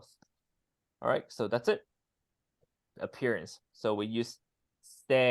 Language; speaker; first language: English; non-native, fluent; Chinese